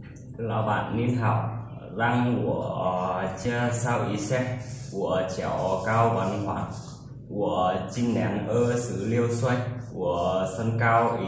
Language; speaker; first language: Chinese; non-native, learner; Vietnamese